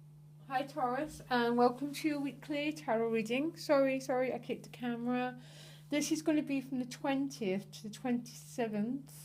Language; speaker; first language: English; native; English